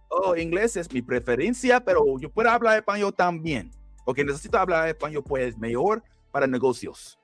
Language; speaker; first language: Spanish; non-native, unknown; English